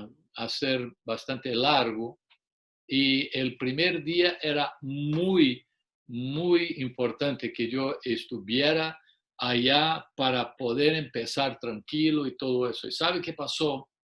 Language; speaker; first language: Spanish; non-native, fluent; English